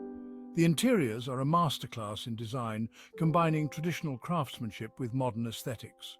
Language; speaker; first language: English; native; English